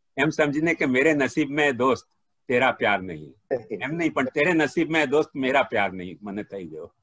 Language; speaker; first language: Gujarati; non-native, local second language; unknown